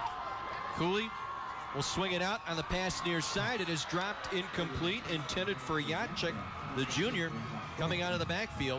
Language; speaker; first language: English; native; English